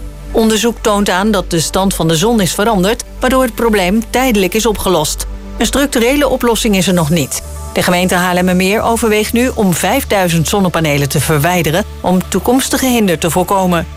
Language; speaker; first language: Dutch; native; Dutch